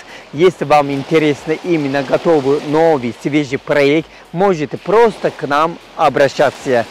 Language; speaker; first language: Russian; non-native, learner; Turkish